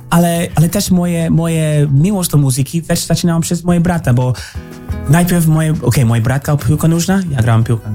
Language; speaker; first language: Polish; early bilingual, heritage; English